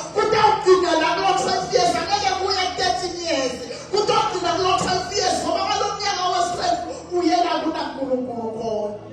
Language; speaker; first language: Zulu; non-native, local second language; Swati